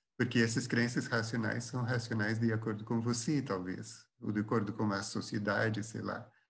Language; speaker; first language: Portuguese; non-native, fluent; Dutch